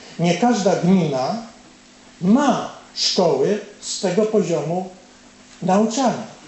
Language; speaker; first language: Polish; native; Polish